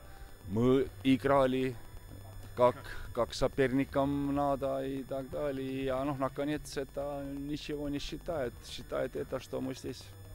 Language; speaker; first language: Russian; non-native, fluent; Estonian